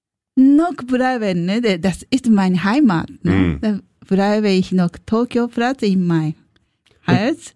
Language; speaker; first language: German; non-native, learner; Japanese